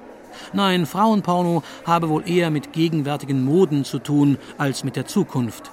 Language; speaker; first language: German; native; German